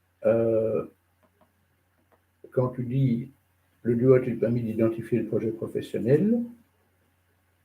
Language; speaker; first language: French; native; French